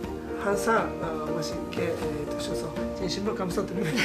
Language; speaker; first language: Korean; non-native, learner; Japanese